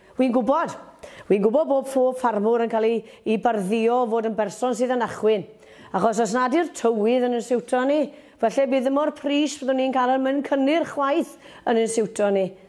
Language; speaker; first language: Welsh; native; Welsh